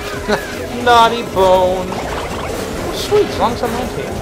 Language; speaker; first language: English; native; English